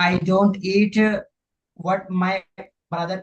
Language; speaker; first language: English; non-native, learner; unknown